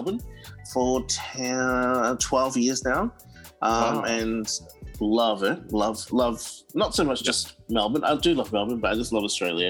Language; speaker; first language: English; native; English